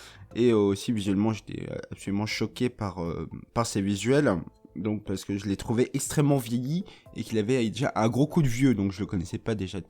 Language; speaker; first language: French; native; French